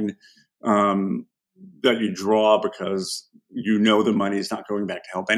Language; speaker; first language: English; non-native, fluent; Arabic